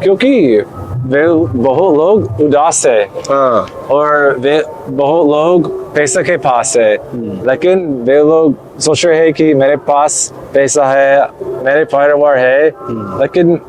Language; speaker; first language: Hindi; non-native, learner; English